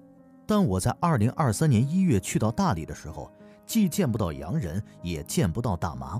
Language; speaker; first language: Chinese; native; Chinese